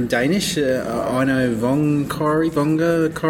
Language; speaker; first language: English; native; English